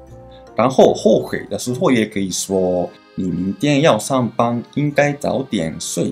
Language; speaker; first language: Chinese; non-native, fluent; Japanese